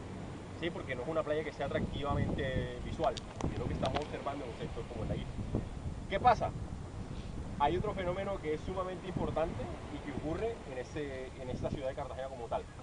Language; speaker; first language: Spanish; native; Spanish